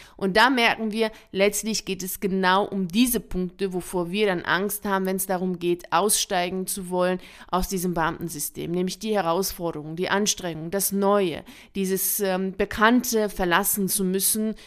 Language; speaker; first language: German; early bilingual, other home language; Persian